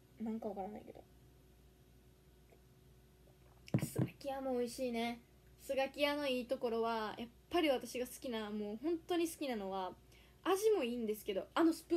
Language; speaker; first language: Japanese; native; Japanese